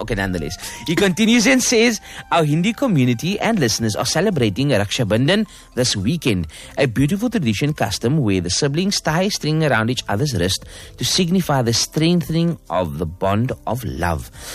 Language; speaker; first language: English; native; English